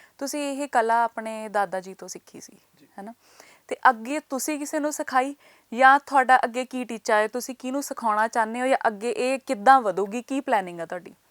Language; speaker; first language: Punjabi; native; Punjabi